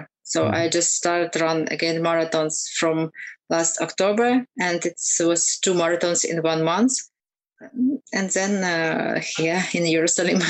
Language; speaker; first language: English; non-native, learner; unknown